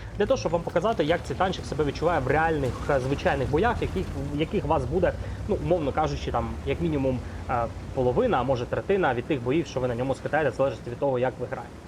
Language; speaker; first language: Ukrainian; non-native, local second language; Russian